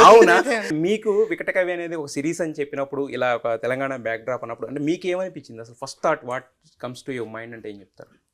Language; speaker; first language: Telugu; native; Telugu